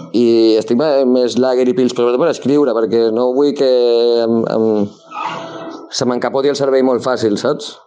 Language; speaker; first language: Catalan; non-native, local second language; Spanish